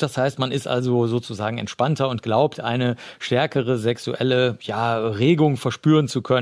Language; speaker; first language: German; native; German